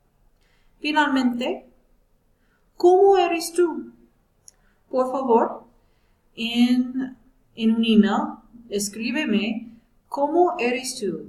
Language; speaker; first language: Spanish; non-native, fluent; English